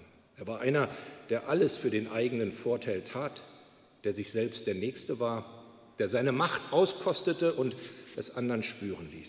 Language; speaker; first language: German; native; German